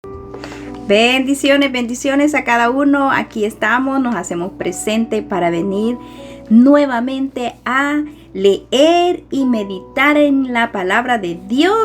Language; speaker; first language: Spanish; native; Spanish